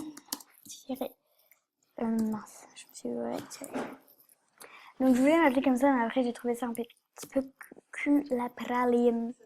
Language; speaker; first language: French; native; French